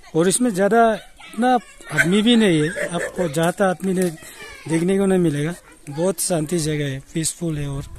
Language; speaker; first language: Hindi; non-native, local second language; Adi